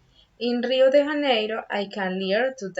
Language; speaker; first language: English; non-native, learner; Spanish